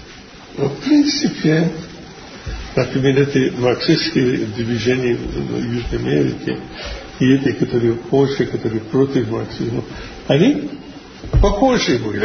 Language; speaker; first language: Russian; non-native, fluent; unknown